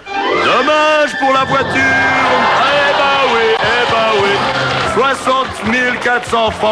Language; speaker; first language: French; native; French